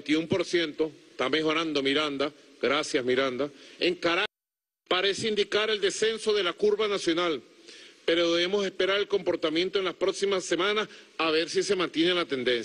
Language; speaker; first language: Spanish; native; Spanish